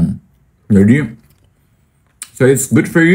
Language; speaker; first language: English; non-native, fluent; Indonesian